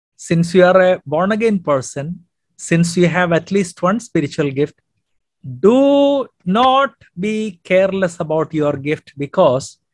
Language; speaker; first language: English; non-native, local second language; Malayalam